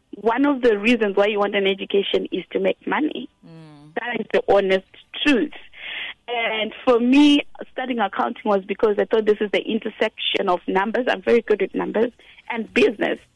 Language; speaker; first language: English; non-native, local second language; Shona